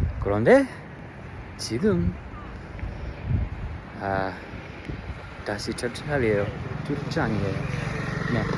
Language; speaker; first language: Korean; non-native, learner; English